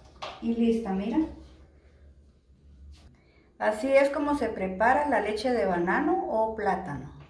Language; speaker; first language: Spanish; native; Spanish